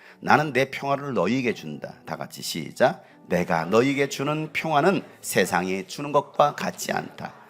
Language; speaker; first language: Korean; native; Korean